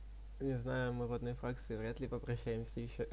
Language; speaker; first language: Russian; native; Russian